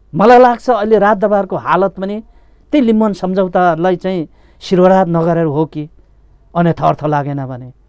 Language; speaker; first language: Nepali; non-native, local second language; Limbu